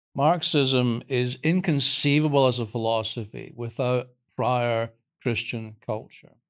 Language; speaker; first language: English; native; English